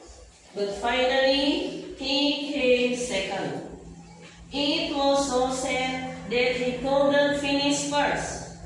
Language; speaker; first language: English; non-native, fluent; Indonesian